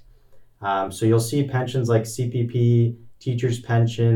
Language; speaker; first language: English; native; English